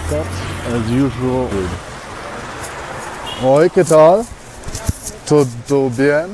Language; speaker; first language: Spanish; non-native, learner; German